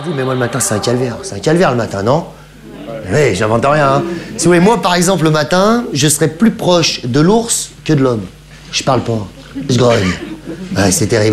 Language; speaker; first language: French; native; French